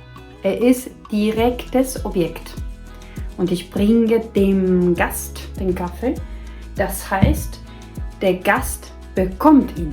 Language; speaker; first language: German; non-native, fluent; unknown